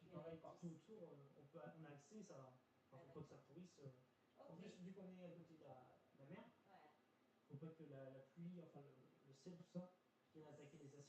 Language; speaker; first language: French; native; French